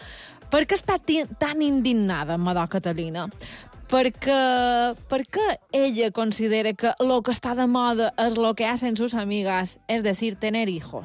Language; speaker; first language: Catalan; native; Catalan